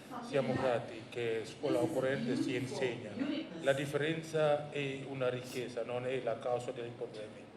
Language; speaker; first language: Italian; non-native, learner; Indonesian